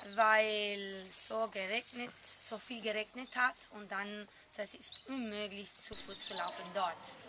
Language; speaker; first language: German; non-native, learner; Italian